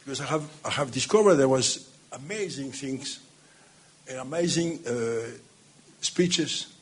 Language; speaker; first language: English; non-native, fluent; Greek